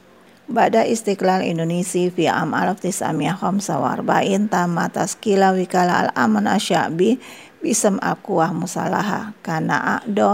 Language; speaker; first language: Arabic; non-native, learner; Indonesian